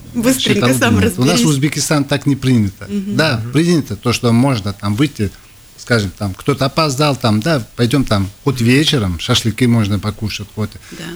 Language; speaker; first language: Russian; non-native, local second language; Uzbek